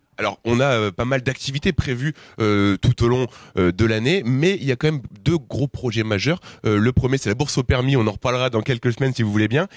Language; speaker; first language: French; native; French